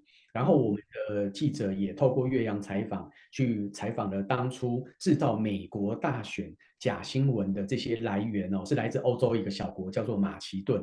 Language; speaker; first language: Chinese; native; Chinese